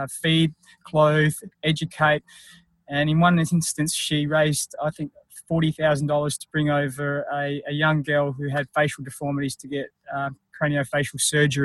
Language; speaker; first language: English; native; English